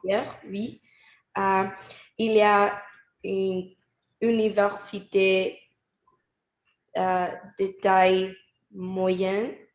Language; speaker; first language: French; non-native, learner; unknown